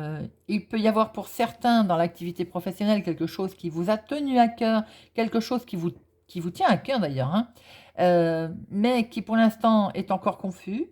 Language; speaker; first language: French; native; French